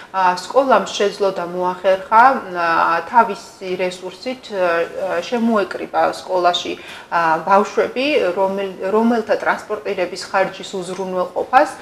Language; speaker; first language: Georgian; native; Georgian